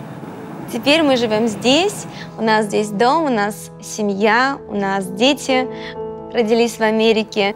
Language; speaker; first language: Russian; native; Russian